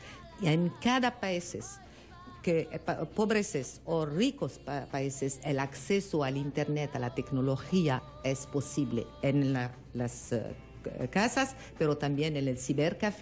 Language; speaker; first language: Spanish; non-native, learner; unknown